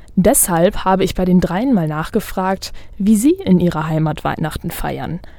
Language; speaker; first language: German; native; German